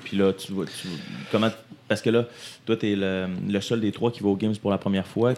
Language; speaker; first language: French; native; French